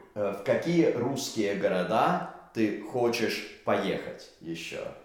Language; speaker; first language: Russian; native; Russian